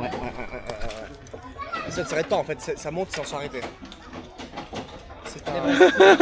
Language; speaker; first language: French; native; French